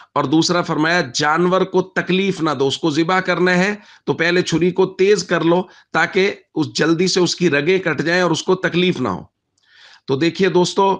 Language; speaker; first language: Urdu; native; Urdu